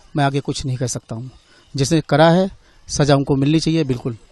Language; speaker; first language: Hindi; native; Hindi